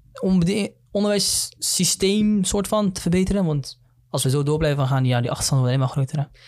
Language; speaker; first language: Dutch; early bilingual, other home language; Somali